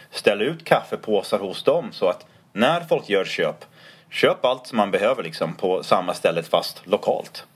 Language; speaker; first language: Swedish; non-native, fluent; English